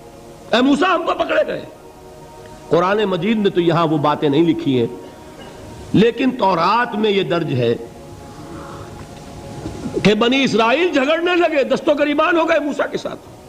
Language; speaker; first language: Urdu; native; Urdu